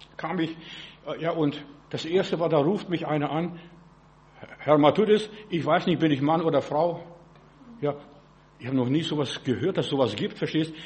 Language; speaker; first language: German; non-native, fluent; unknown